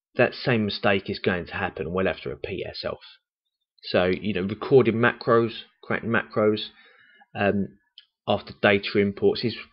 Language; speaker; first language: English; native; English